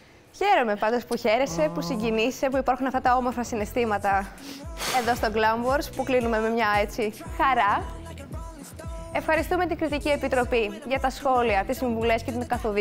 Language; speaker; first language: Greek; native; Greek